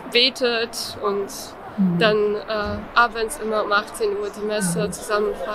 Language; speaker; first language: German; non-native, fluent; Polish